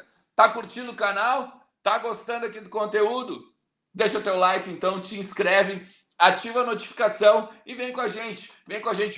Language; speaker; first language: Portuguese; native; Portuguese